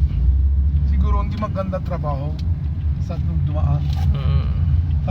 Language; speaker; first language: Filipino; non-native, learner; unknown